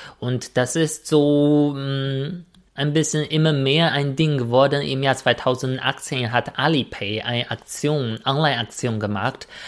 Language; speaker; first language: German; non-native, fluent; Chinese